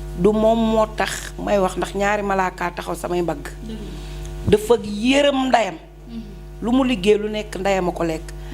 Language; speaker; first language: Wolof; native; Wolof